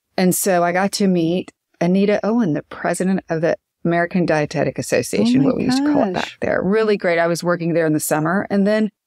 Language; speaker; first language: English; native; English